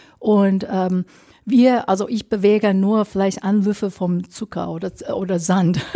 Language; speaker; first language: German; non-native, fluent; Chinese